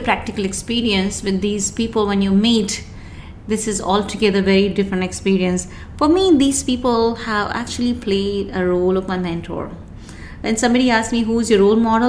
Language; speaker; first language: English; non-native, local second language; Hindi